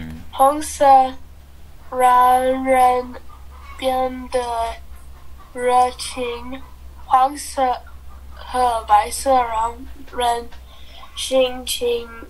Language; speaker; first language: Chinese; non-native, learner; English